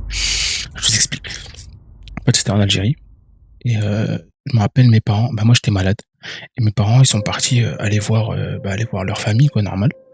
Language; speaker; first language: French; early bilingual, other home language; Arabic